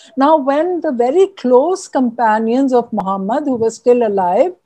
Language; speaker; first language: English; non-native, local second language; Urdu